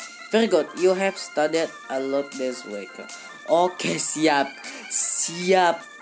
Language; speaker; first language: English; non-native, learner; Indonesian